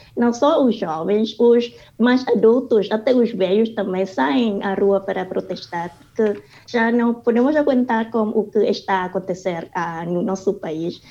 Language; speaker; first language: Portuguese; non-native, fluent; Thai